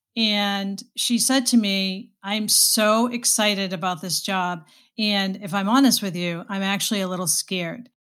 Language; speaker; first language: English; native; English